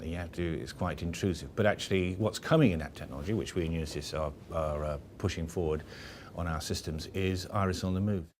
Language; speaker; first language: English; native; English